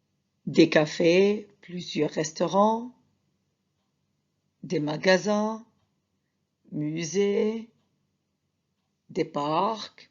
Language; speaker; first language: French; non-native, fluent; Arabic